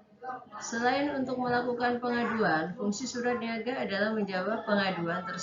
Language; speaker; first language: Indonesian; native; Indonesian